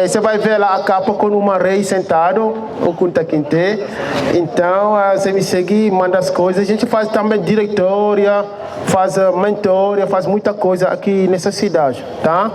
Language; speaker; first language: Portuguese; non-native, fluent; Wolof